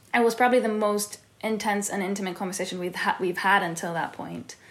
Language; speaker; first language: English; early bilingual, heritage; Hebrew